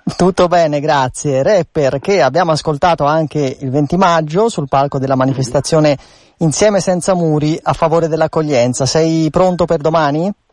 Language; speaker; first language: Italian; native; Italian